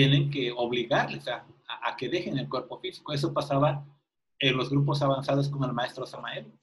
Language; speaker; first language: Spanish; native; Spanish